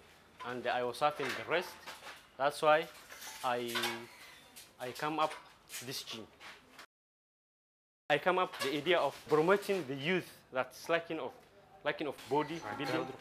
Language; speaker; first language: English; non-native, local second language; Somali